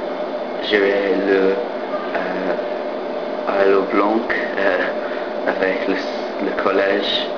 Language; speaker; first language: French; non-native, learner; English